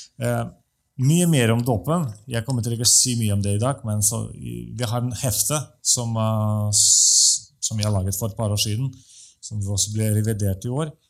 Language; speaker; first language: Norwegian; non-native, fluent; Russian